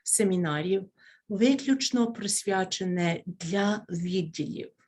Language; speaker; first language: Ukrainian; early bilingual, heritage; Ukrainian